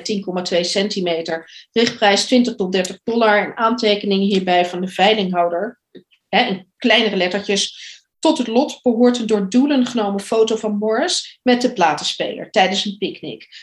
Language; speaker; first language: Dutch; native; Dutch